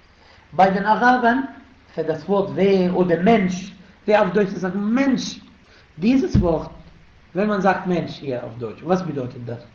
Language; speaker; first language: German; non-native, fluent; Arabic